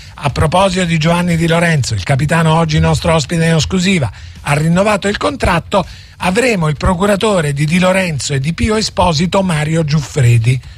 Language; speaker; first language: Italian; native; Italian